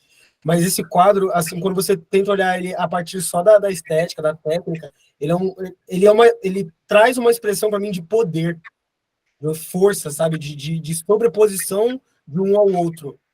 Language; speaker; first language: Portuguese; native; Portuguese